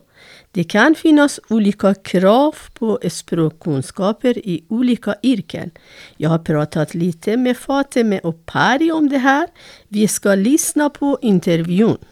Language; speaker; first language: Swedish; non-native, fluent; Persian